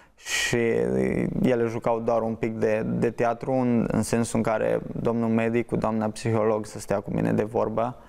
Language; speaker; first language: Romanian; native; Romanian